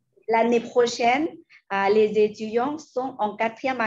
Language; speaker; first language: French; non-native, fluent; Lao